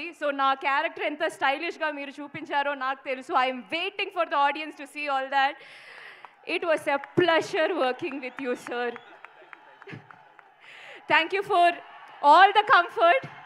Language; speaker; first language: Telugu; non-native, local second language; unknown